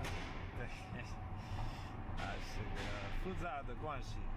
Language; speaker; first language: Chinese; non-native, learner; English